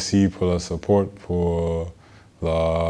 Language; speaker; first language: French; non-native, learner; English